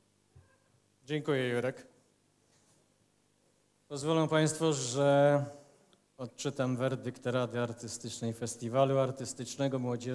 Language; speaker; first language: Polish; native; Polish